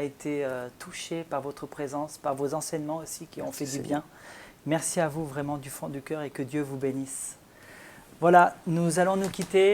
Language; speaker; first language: French; native; French